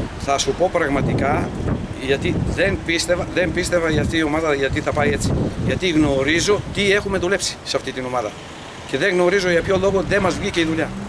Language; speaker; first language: Greek; early bilingual, heritage; Greek